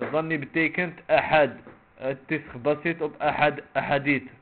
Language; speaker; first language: Dutch; non-native, local second language; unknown